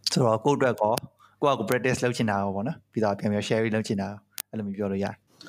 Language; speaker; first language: Burmese; native; Burmese